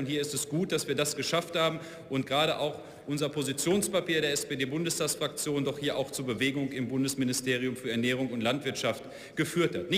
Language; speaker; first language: German; native; German